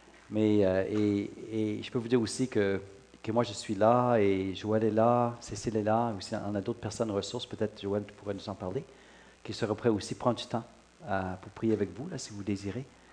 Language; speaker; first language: French; non-native, fluent; English